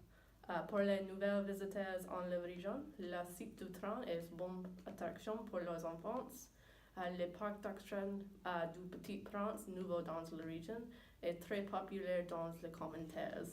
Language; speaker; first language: French; non-native, learner; English